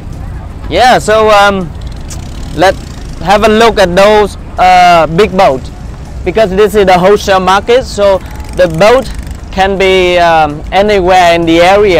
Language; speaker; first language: English; non-native, fluent; Vietnamese